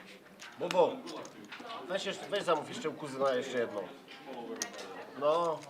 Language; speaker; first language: Polish; native; Polish